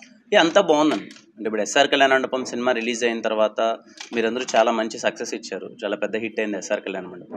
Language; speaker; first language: Telugu; native; Telugu